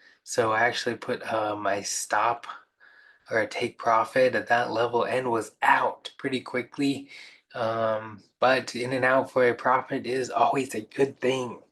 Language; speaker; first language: English; native; English